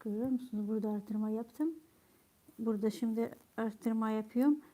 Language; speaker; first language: Turkish; non-native, fluent; Ukrainian